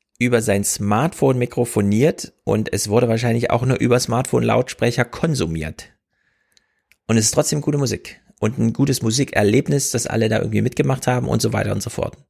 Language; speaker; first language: German; native; German